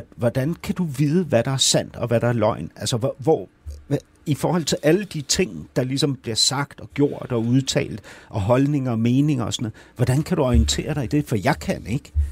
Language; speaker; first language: Danish; native; Danish